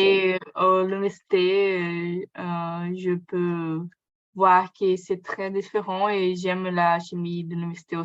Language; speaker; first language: French; non-native, learner; Portuguese